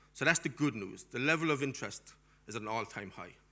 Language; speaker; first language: English; native; English